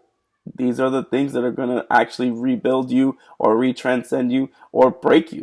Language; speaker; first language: English; native; English